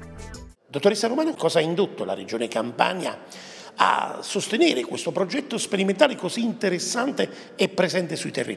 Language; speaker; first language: Italian; native; Italian